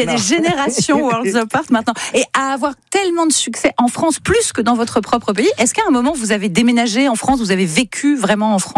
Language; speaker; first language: French; native; French